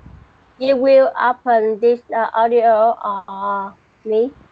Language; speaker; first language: English; non-native, learner; Vietnamese